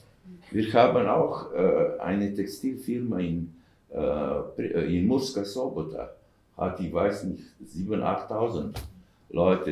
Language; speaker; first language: German; non-native, learner; Slovenian